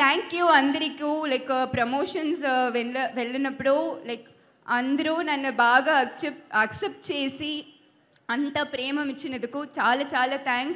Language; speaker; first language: Telugu; non-native, learner; Tamil